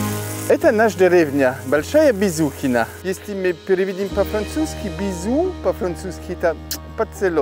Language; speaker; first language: Russian; non-native, fluent; French